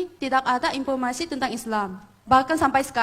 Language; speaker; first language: Indonesian; non-native, fluent; Korean